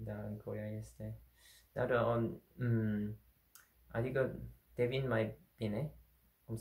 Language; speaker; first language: Romanian; non-native, learner; Korean